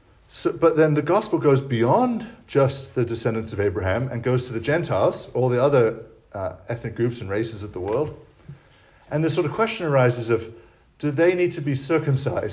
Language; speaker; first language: English; native; English